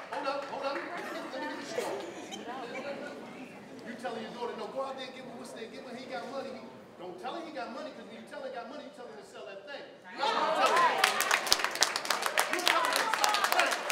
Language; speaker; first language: English; native; English